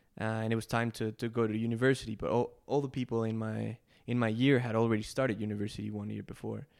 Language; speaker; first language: English; non-native, fluent; Spanish